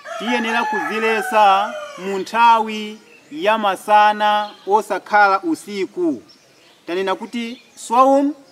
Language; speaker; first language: Nyanja; non-native, local second language; Yao